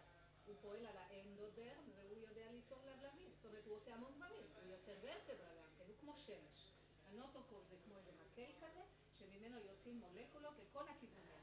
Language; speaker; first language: Hebrew; native; Hebrew